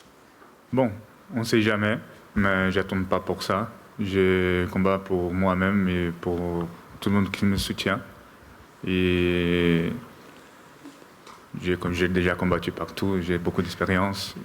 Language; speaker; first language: French; non-native, learner; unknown